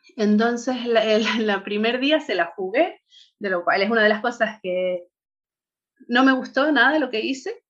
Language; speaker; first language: Spanish; native; Spanish